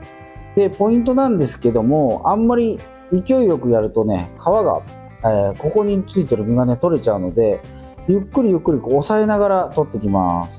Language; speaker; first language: Japanese; native; Japanese